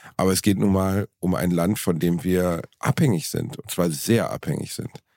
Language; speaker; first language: German; native; German